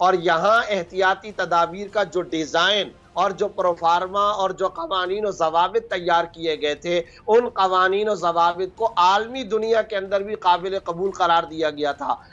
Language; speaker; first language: Urdu; native; Urdu